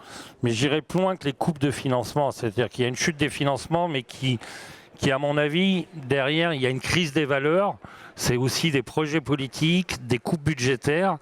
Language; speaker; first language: French; native; French